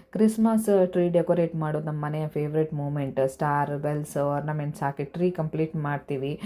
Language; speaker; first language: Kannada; non-native, local second language; Konkani